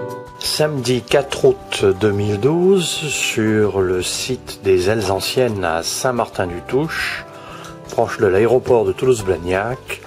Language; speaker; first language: French; native; French